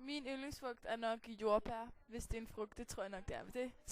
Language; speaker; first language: Danish; native; Danish